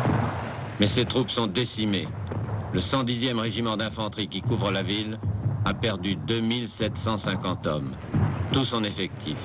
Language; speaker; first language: French; native; French